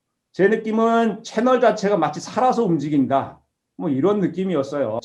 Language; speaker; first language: Korean; native; Korean